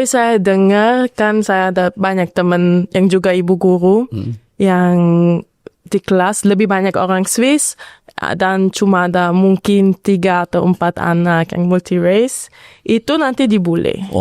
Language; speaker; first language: Indonesian; early bilingual, heritage; Indonesian